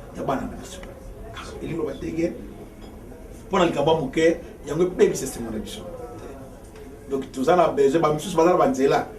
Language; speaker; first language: Lingala; non-native, local second language; Kituba (Democratic Republic of Congo)